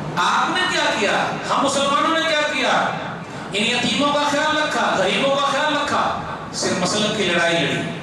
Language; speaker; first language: Urdu; non-native, local second language; Hindi